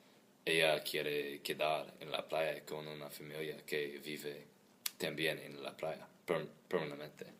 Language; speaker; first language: Spanish; non-native, learner; English